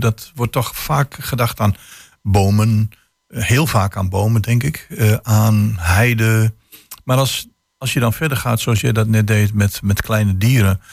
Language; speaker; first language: Dutch; native; Dutch